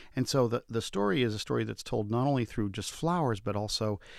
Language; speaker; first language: English; native; English